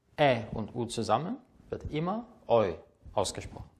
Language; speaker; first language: German; native; German